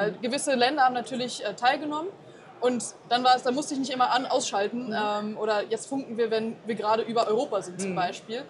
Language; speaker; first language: German; native; German